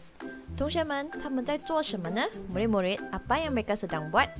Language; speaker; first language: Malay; non-native, local second language; Chinese